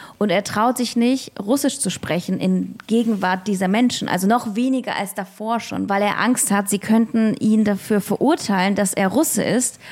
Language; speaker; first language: German; early bilingual, other home language; Russian